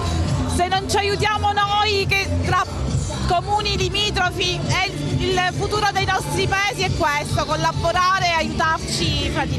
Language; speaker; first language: Italian; native; Italian